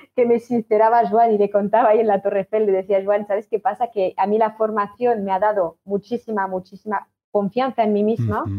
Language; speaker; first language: Spanish; non-native, fluent; French